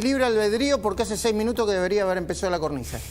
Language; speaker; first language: Spanish; native; Spanish